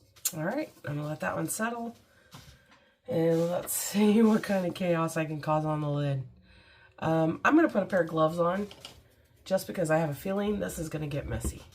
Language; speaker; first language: English; native; English